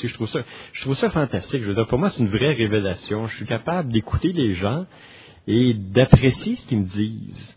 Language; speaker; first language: French; native; French